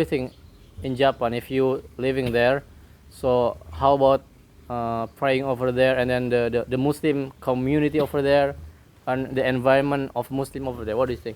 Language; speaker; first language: English; non-native, learner; Indonesian